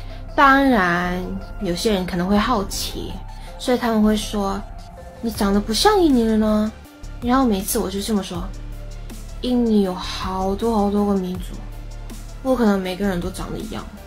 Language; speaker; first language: Chinese; non-native, fluent; Indonesian